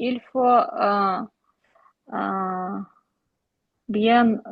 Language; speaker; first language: French; non-native, learner; Ukrainian